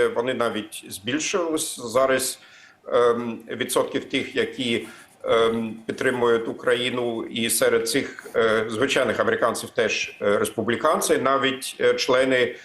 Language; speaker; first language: Ukrainian; non-native, fluent; German